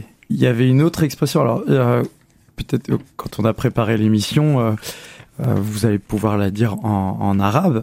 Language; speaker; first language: French; native; French